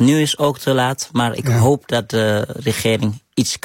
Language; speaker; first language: Dutch; non-native, fluent; Arabic